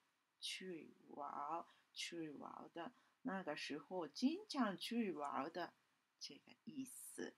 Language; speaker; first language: Chinese; non-native, fluent; Japanese